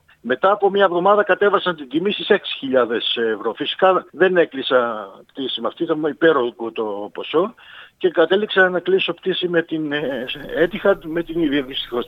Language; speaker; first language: Greek; native; Greek